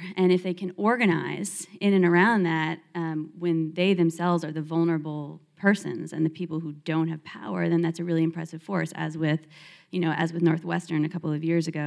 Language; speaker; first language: English; native; English